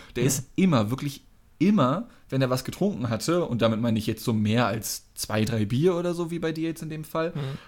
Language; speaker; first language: German; native; German